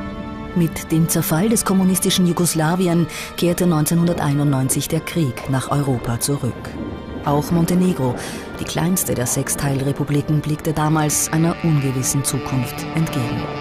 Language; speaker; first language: German; native; German